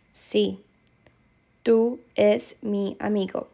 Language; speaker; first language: Spanish; non-native, fluent; English